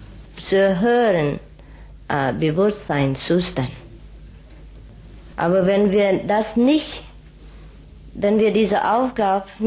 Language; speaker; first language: German; non-native, fluent; Vietnamese